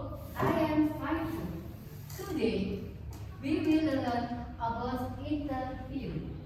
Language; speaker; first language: English; non-native, learner; Indonesian